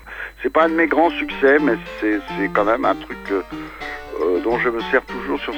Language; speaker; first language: French; native; French